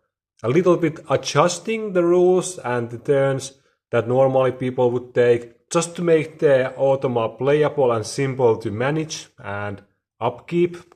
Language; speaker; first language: English; non-native, fluent; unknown